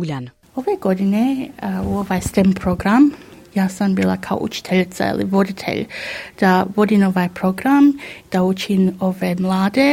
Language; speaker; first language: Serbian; early bilingual, heritage; Serbian